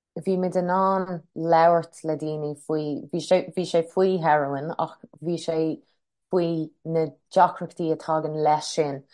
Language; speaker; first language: Irish; non-native, local second language; English